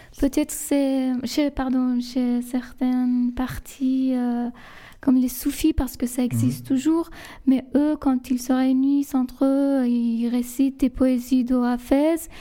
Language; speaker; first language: French; non-native, fluent; Persian